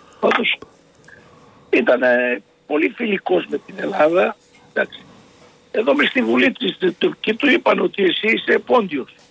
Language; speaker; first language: Greek; early bilingual, heritage; Greek